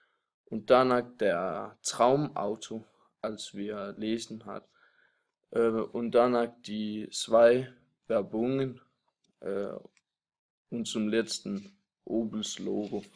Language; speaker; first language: German; non-native, learner; Danish